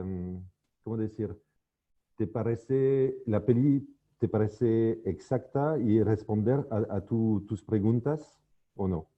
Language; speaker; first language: Spanish; non-native, fluent; French